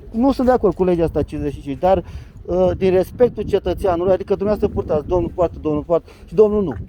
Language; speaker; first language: Romanian; native; Romanian